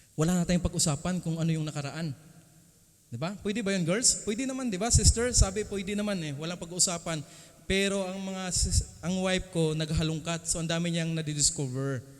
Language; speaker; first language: Filipino; non-native, local second language; Cebuano